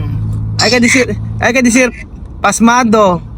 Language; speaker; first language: Spanish; non-native, learner; Filipino